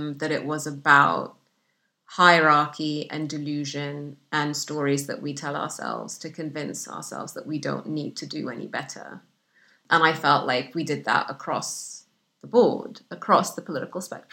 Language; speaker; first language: English; non-native, fluent; Arabic